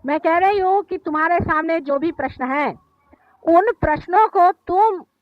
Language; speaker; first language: Hindi; non-native, local second language; Marathi